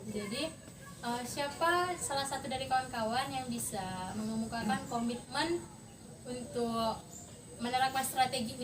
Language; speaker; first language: Indonesian; native; Indonesian